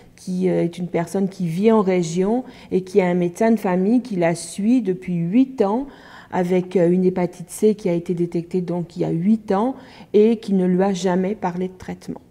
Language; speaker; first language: French; native; French